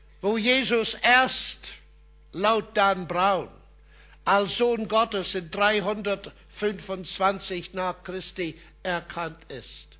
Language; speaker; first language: German; non-native, fluent; English